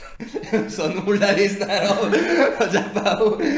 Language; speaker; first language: Italian; native; Italian